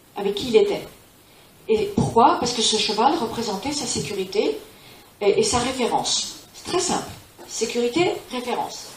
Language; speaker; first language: French; non-native, fluent; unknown